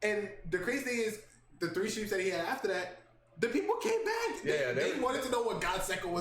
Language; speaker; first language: English; native; English